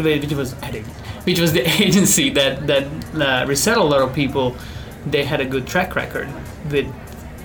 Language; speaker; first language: English; non-native, fluent; Bosnian